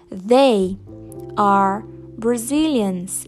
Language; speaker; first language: English; non-native, fluent; Portuguese